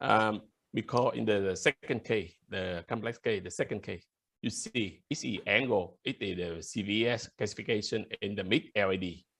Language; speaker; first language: English; non-native, learner; Vietnamese